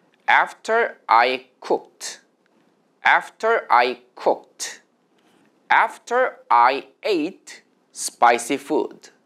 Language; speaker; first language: English; non-native, fluent; Korean